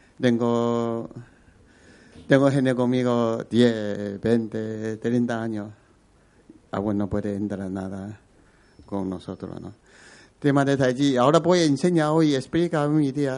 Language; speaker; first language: Spanish; non-native, learner; Chinese